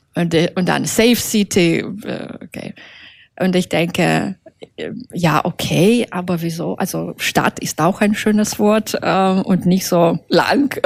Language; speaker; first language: German; non-native, fluent; Russian